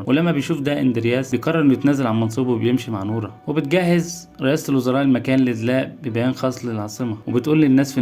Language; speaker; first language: Arabic; native; Arabic